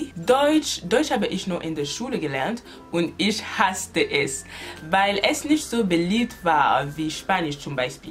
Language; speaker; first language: German; non-native, learner; French